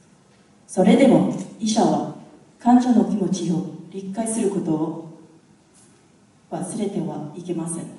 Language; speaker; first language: Japanese; non-native, fluent; English